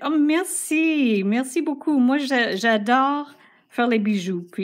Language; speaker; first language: French; non-native, fluent; English